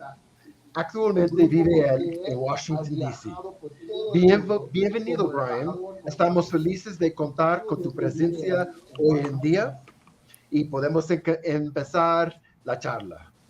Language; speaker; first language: Spanish; non-native, fluent; English